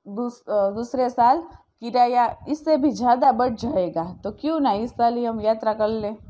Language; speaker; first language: Hindi; non-native, local second language; Gujarati